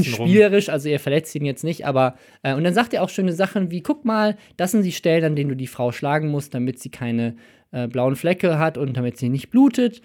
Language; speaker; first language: German; native; German